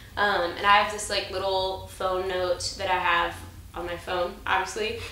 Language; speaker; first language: English; native; English